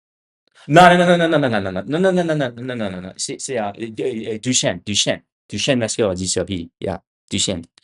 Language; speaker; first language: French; non-native, learner; English